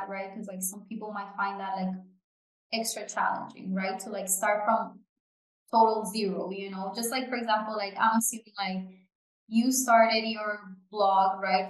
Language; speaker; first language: English; non-native, fluent; Japanese